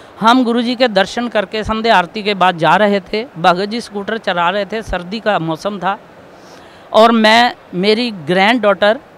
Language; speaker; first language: Hindi; native; Hindi